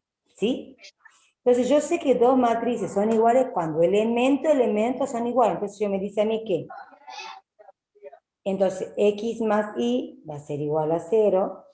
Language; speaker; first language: Spanish; native; Spanish